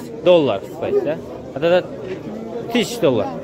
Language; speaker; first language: Russian; non-native, local second language; Kyrgyz